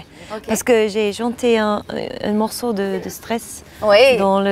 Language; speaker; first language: French; non-native, learner; German